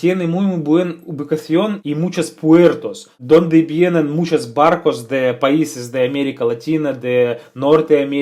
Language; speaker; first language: Spanish; non-native, fluent; Russian